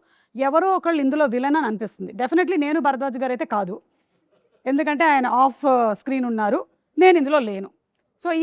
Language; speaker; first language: Telugu; native; Telugu